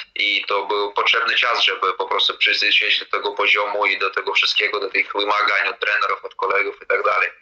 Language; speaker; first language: Polish; non-native, fluent; Latvian